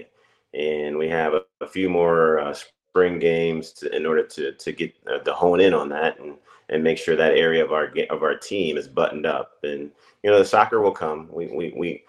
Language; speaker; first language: English; native; English